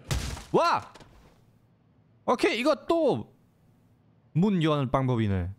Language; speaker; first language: Korean; non-native, fluent; German